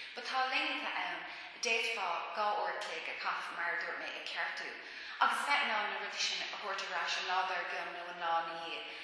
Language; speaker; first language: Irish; non-native, local second language; English